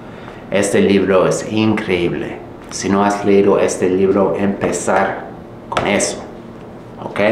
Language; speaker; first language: Spanish; non-native, fluent; English